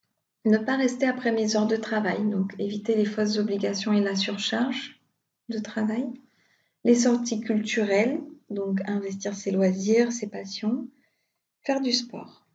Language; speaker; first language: French; native; French